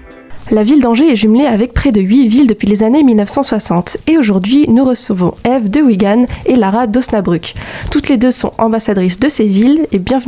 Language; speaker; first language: French; native; French